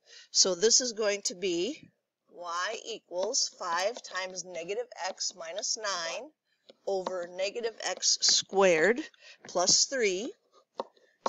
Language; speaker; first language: English; native; English